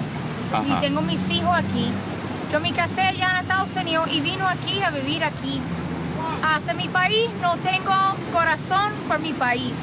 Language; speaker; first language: Spanish; non-native, learner; English